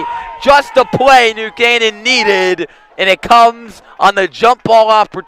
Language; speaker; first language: English; native; English